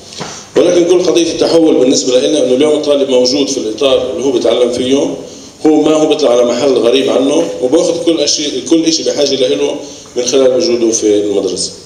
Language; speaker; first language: Arabic; native; Arabic